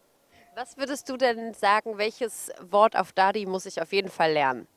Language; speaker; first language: German; native; German